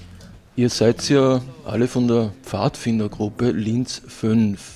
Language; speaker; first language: German; native; German